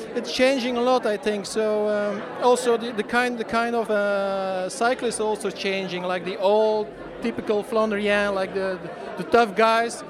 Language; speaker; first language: English; non-native, fluent; Dutch